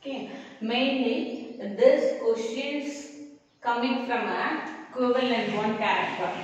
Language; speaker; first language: English; non-native, local second language; Tamil